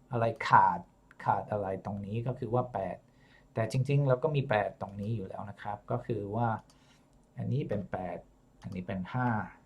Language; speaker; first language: Thai; non-native, fluent; English